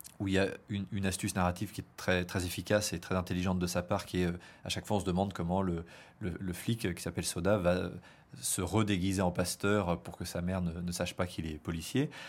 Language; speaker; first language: French; native; French